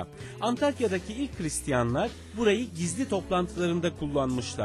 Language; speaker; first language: Turkish; native; Turkish